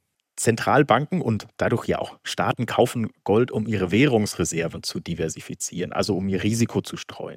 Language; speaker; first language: German; native; German